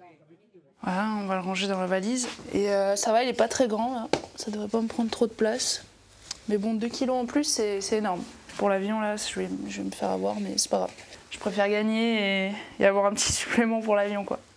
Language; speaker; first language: French; native; French